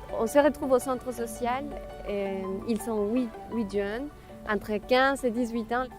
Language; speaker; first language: French; non-native, fluent; Spanish